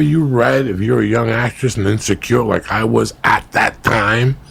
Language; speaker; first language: English; native; English